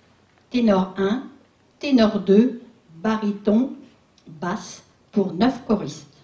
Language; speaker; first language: French; native; French